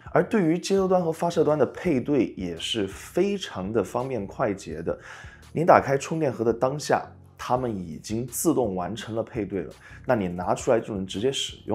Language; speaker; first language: Chinese; native; Chinese